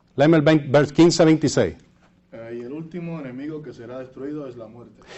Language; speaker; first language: Spanish; early bilingual, heritage; Spanish